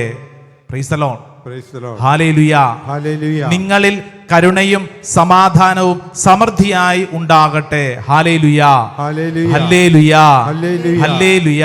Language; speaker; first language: Malayalam; native; Malayalam